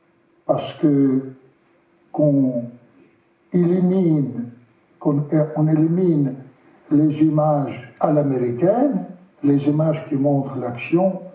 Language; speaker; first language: French; non-native, learner; Russian